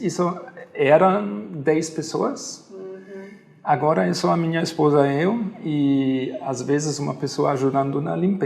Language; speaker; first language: Portuguese; non-native, fluent; German